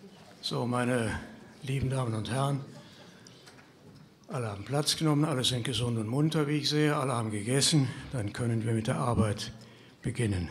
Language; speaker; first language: German; native; German